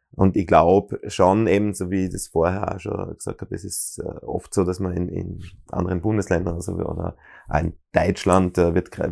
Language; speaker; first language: German; native; German